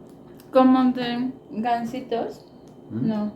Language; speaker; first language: Spanish; non-native, fluent; Armenian